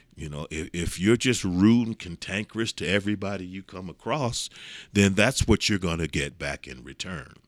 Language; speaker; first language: English; native; English